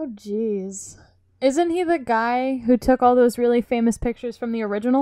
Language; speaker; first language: English; native; English